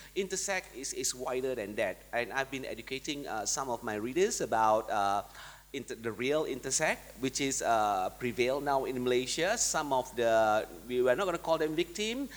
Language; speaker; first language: English; non-native, local second language; Malay